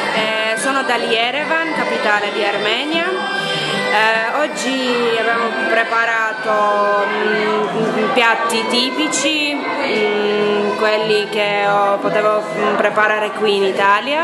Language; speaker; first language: Italian; non-native, learner; Armenian